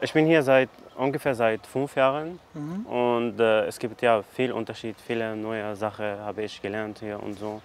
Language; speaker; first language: German; non-native, learner; Arabic